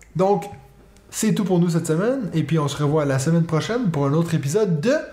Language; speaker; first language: French; native; French